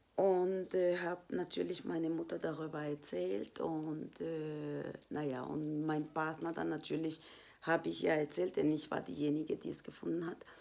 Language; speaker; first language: German; non-native, fluent; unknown